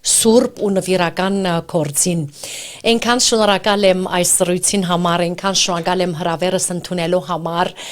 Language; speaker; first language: Armenian; early bilingual, heritage; Armenian